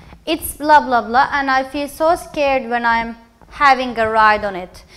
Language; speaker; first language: English; non-native, fluent; Turkish